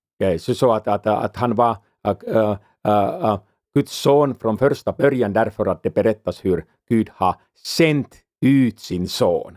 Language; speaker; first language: Swedish; non-native, fluent; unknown